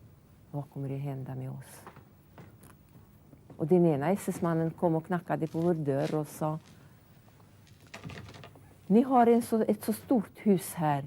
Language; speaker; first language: Swedish; non-native, fluent; Hungarian